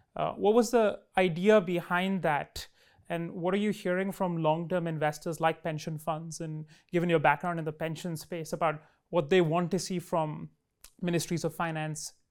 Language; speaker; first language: English; non-native, local second language; Hindi